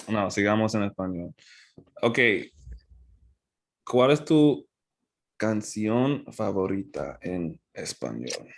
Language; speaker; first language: Spanish; non-native, fluent; English